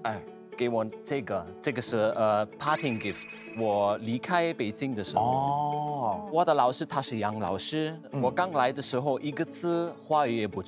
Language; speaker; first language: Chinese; non-native, fluent; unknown